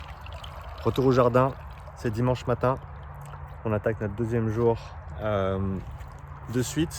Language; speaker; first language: French; native; French